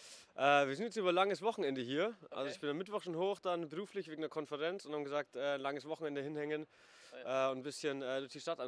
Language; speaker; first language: German; native; German